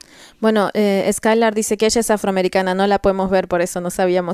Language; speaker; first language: Spanish; native; Spanish